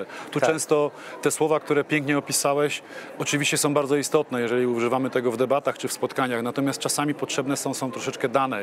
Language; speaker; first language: Polish; native; Polish